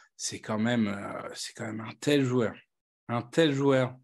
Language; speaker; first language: French; native; French